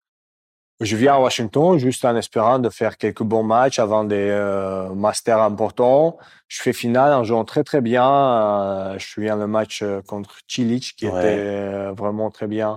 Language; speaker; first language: French; non-native, fluent; Russian